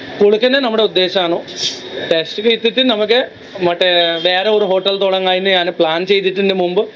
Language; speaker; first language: Malayalam; non-native, local second language; Hindi